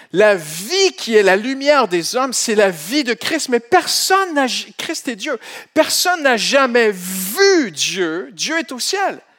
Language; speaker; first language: French; native; French